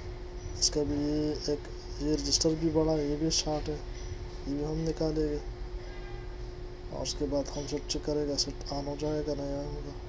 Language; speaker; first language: Hindi; non-native, local second language; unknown